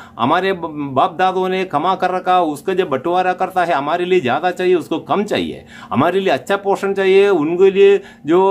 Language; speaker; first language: Hindi; non-native, local second language; Malayalam